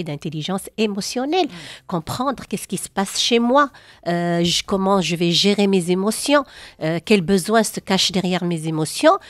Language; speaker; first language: French; non-native, local second language; Arabic